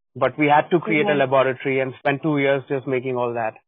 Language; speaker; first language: English; non-native, local second language; Hindi